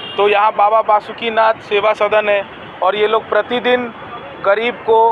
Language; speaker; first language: Hindi; native; Hindi